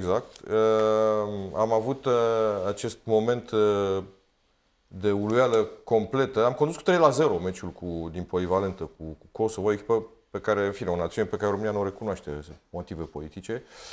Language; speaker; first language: Romanian; native; Romanian